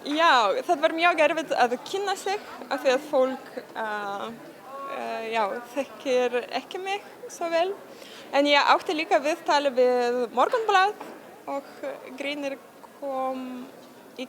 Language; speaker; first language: Icelandic; non-native, learner; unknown